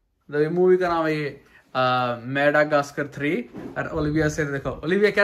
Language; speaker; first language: Hindi; native; Hindi